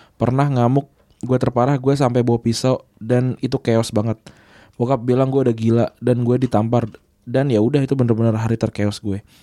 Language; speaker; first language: Indonesian; native; Indonesian